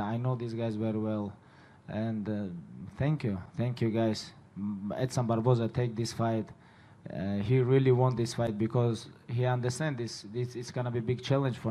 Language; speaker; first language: English; non-native, fluent; Russian